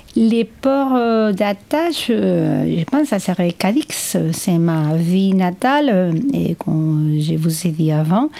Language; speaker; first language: French; non-native, fluent; Spanish